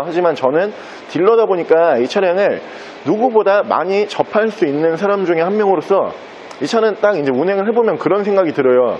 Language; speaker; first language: Korean; native; Korean